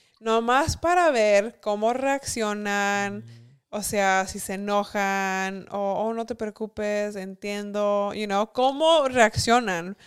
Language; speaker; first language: Spanish; early bilingual, heritage; Spanish